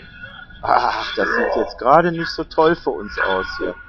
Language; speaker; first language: German; native; German